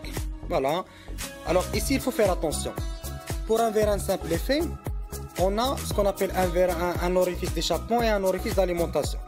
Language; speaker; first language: French; non-native, local second language; Arabic